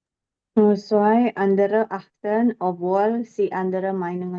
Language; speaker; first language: German; non-native, learner; Indonesian